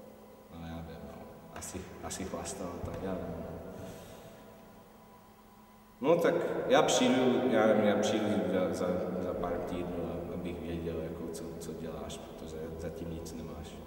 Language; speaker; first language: Czech; non-native, fluent; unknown